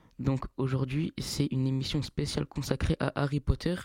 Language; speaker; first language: French; native; French